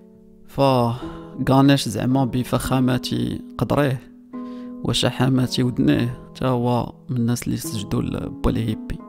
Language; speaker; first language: Arabic; native; Arabic